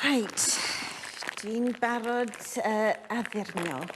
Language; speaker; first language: Welsh; non-native, learner; English